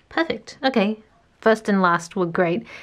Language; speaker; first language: English; native; English